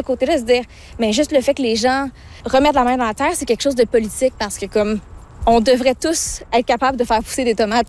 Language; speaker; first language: French; native; French